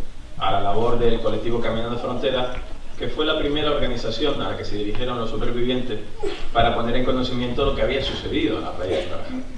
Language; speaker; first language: Spanish; native; Spanish